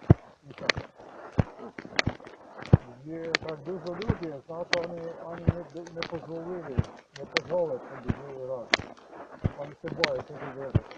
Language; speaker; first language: Polish; non-native, learner; Slovenian